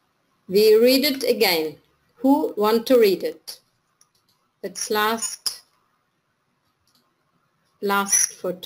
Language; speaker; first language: English; non-native, fluent; German